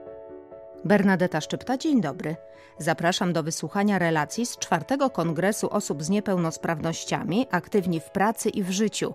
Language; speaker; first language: Polish; native; Polish